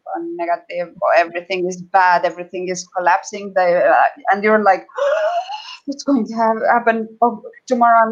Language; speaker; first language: English; non-native, fluent; Estonian